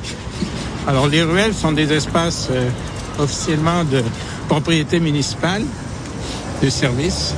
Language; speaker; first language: French; native; French